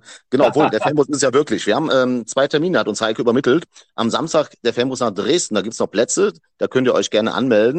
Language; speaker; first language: German; native; German